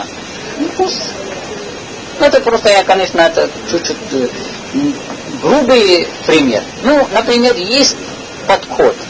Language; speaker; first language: Russian; non-native, learner; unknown